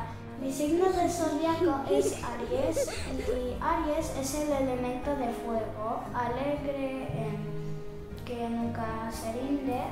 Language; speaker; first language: Spanish; early bilingual, other home language; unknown